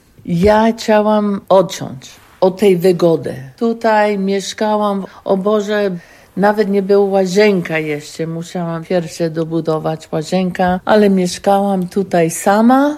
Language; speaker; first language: Polish; non-native, learner; English